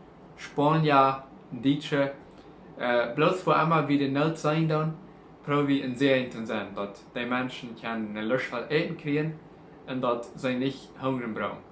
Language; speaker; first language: German; non-native, learner; Plautdietsch